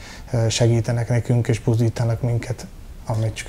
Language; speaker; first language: Hungarian; early bilingual, heritage; Hungarian